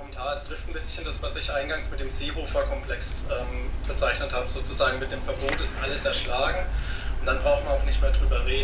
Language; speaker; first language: German; native; German